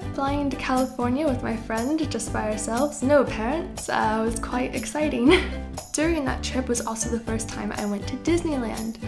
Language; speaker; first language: English; native; English